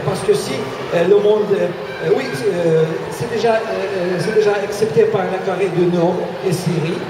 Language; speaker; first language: French; non-native, fluent; Russian